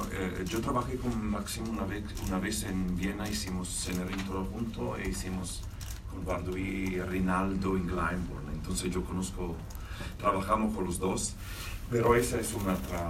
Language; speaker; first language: Spanish; non-native, fluent; Italian